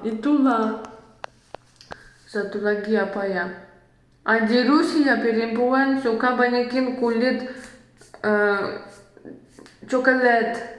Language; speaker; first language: Indonesian; non-native, learner; Russian